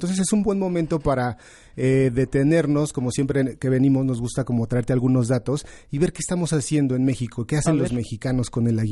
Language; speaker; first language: Spanish; native; Spanish